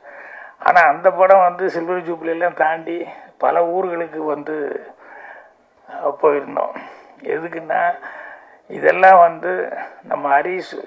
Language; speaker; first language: Tamil; native; Tamil